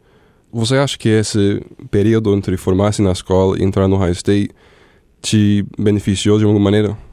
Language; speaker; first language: Portuguese; non-native, fluent; English